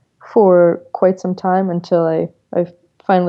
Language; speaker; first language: English; native; English